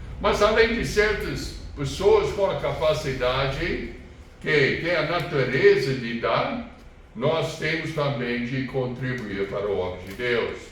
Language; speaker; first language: Portuguese; non-native, fluent; English